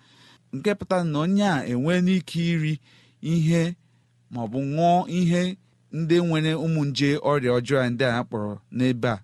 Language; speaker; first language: Igbo; native; Igbo